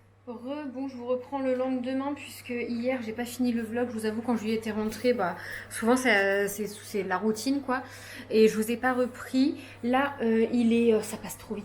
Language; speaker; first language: French; native; French